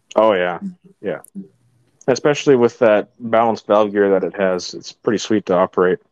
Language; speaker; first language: English; native; English